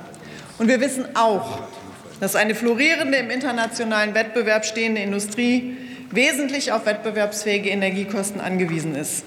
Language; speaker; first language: German; native; German